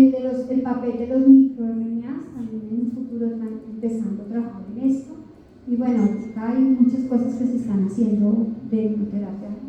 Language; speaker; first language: Spanish; native; Spanish